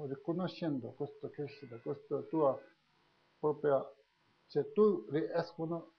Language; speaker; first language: Italian; non-native, learner; Tibetan